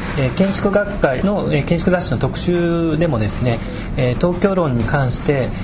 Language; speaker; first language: Japanese; native; Japanese